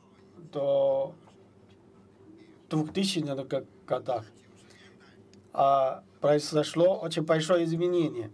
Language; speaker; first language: Russian; non-native, fluent; Chinese